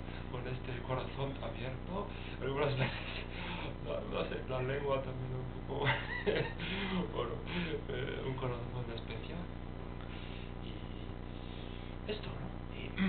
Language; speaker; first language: Spanish; non-native, fluent; German